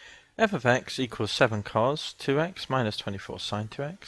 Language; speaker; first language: English; native; English